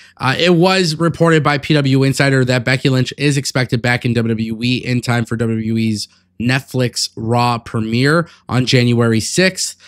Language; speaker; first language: English; native; English